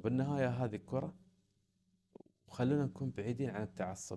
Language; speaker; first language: Arabic; native; Arabic